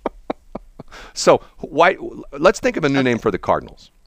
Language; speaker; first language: English; early bilingual, other home language; German